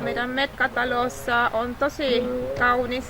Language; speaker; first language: Finnish; non-native, learner; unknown